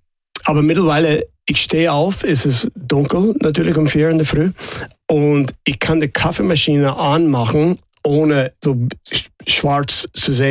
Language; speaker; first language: German; non-native, fluent; English